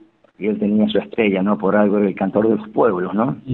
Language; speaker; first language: Spanish; native; Spanish